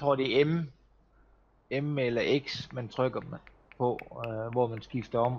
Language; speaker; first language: Danish; native; Danish